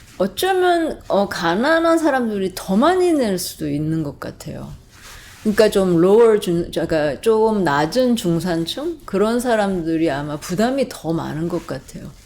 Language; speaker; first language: Korean; non-native, fluent; English